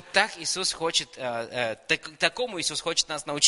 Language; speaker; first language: Russian; native; Russian